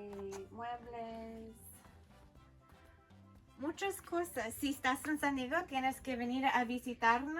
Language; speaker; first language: Spanish; early bilingual, heritage; Spanish